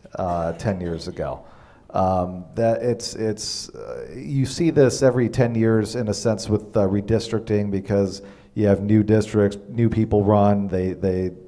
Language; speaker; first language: English; native; English